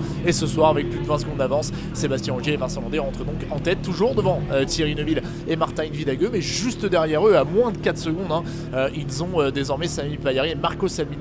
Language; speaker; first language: French; native; French